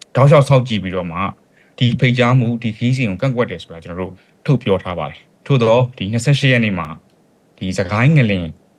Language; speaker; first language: Burmese; native; Burmese